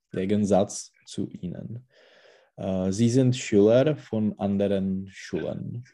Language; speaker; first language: German; non-native, learner; Czech